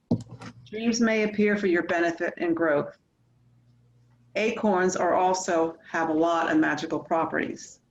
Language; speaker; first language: English; native; English